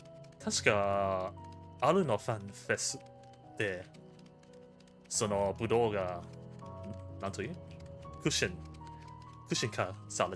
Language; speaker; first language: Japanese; non-native, learner; English